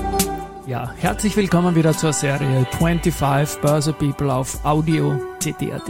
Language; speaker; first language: German; native; German